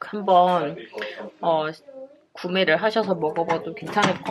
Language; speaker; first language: Korean; native; Korean